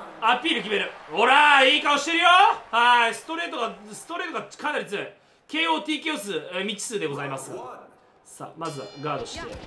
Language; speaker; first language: Japanese; native; Japanese